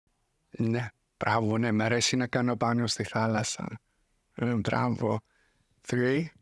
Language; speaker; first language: Greek; non-native, fluent; English